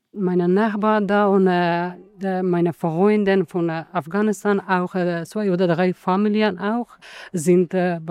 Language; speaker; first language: German; non-native, learner; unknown